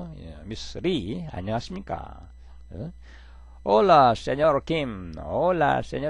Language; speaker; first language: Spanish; non-native, fluent; Korean